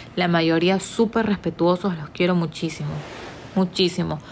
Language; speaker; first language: Spanish; native; Spanish